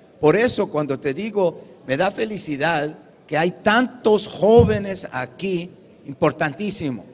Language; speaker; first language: Spanish; early bilingual, heritage; English